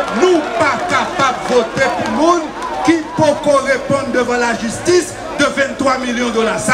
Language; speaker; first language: French; non-native, local second language; Haitian Creole